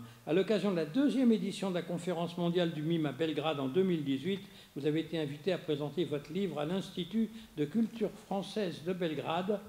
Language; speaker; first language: French; native; French